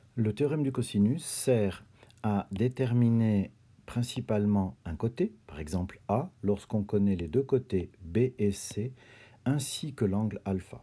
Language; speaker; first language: French; native; French